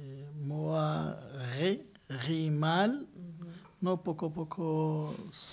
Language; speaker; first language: French; non-native, learner; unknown